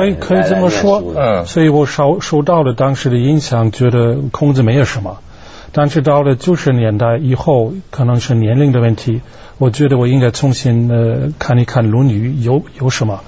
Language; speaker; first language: Chinese; non-native, fluent; German